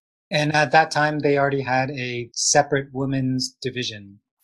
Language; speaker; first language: English; early bilingual, other home language; Chinese